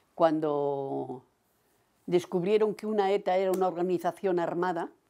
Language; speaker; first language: Spanish; native; Spanish